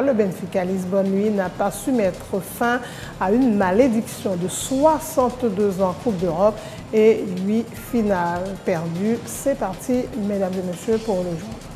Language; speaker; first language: French; non-native, local second language; Haitian Creole